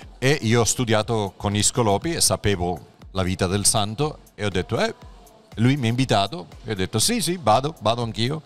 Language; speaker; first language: Italian; non-native, fluent; Spanish